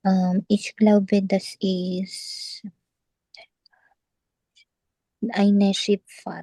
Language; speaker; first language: German; non-native, learner; Filipino